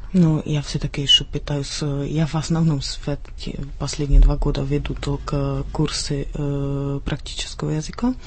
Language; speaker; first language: Russian; non-native, fluent; Czech